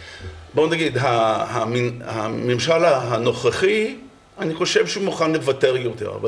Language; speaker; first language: Hebrew; non-native, fluent; English